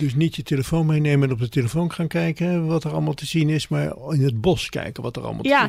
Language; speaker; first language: Dutch; native; Dutch